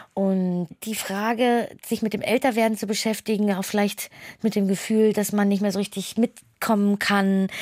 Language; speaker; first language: German; native; German